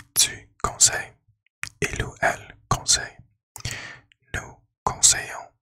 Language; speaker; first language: French; non-native, learner; English